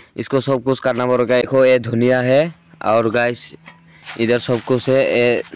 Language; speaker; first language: Hindi; non-native, local second language; Assamese